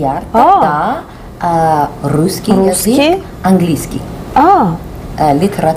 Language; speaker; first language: Russian; non-native, learner; English